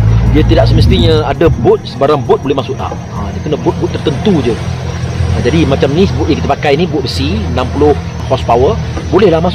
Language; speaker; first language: Malay; native; Malay